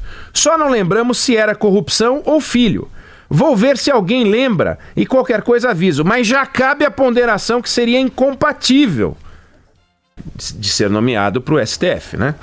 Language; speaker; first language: Portuguese; native; Portuguese